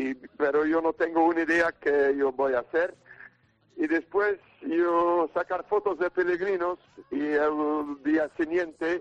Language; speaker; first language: Spanish; non-native, learner; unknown